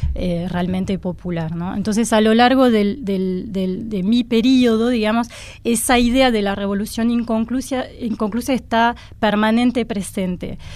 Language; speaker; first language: Spanish; non-native, fluent; French